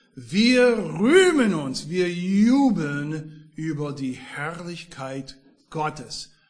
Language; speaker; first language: German; non-native, fluent; English